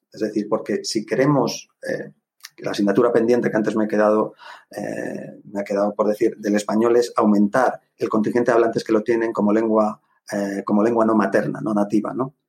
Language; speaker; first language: Spanish; native; Spanish